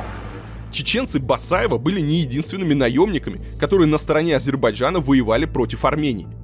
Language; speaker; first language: Russian; native; Russian